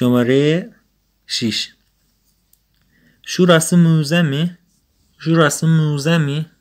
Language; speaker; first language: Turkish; non-native, fluent; Persian